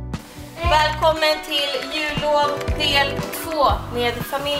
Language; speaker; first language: Swedish; native; Swedish